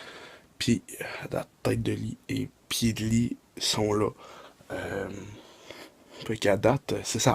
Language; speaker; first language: French; native; French